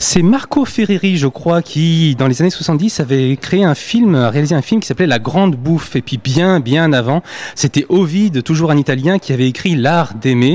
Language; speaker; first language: French; native; French